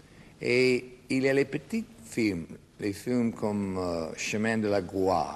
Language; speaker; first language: French; non-native, fluent; English